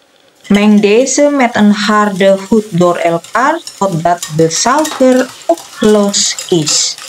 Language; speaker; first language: Dutch; non-native, fluent; Indonesian